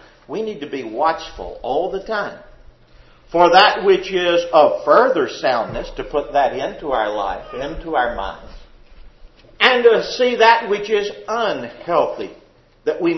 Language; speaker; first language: English; native; English